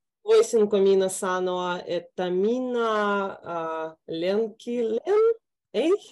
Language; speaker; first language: Finnish; non-native, learner; Russian